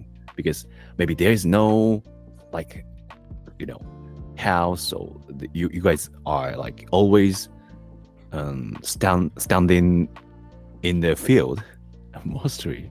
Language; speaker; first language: English; non-native, learner; Japanese